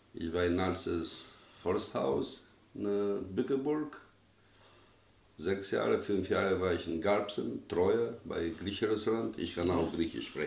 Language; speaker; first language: German; non-native, learner; Albanian